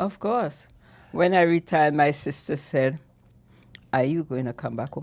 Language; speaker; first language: English; native; English